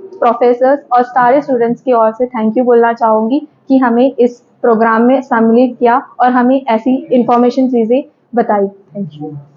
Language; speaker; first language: Hindi; non-native, local second language; Gujarati